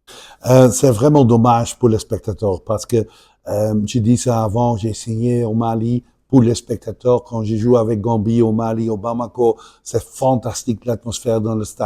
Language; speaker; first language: French; non-native, local second language; Dutch